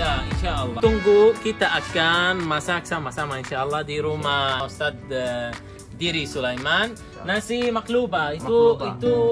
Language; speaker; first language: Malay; non-native, learner; Arabic